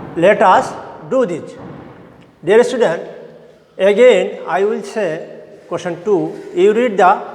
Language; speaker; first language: English; non-native, local second language; Bangla